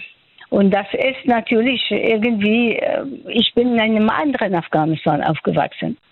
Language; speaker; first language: German; non-native, fluent; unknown